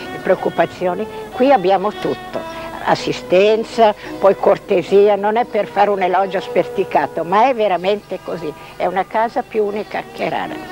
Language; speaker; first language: Italian; non-native, fluent; Hungarian